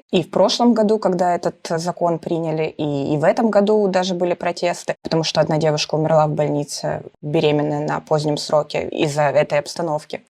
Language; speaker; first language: Russian; native; Russian